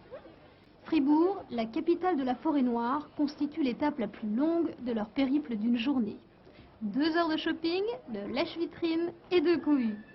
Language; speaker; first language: French; native; French